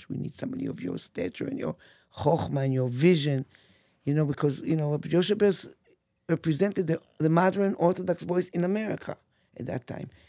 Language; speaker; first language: English; non-native, fluent; Hebrew